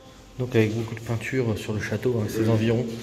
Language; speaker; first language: French; native; French